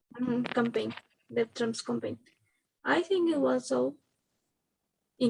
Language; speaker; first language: English; non-native, learner; Spanish